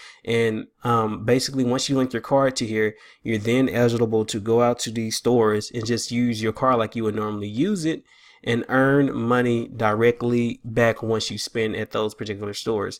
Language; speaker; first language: English; native; English